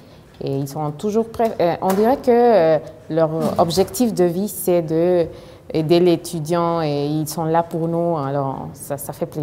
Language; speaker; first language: French; non-native, fluent; Spanish